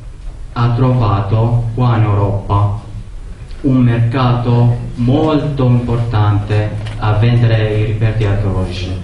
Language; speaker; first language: Italian; non-native, learner; Arabic